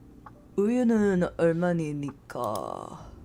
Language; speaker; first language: Korean; non-native, learner; English